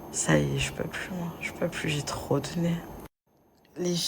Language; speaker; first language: French; native; French